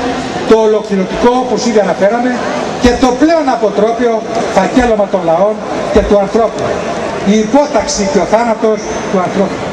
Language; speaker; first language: Greek; native; Greek